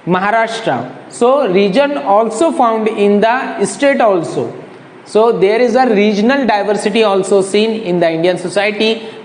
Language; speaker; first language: English; non-native, local second language; Marathi